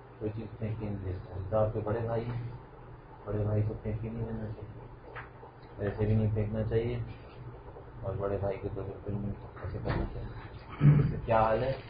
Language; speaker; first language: Urdu; native; Urdu